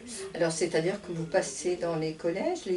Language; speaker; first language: French; native; French